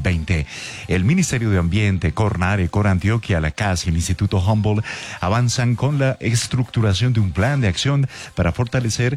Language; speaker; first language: Spanish; native; Spanish